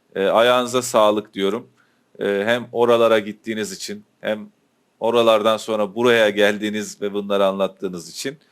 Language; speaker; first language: Turkish; native; Turkish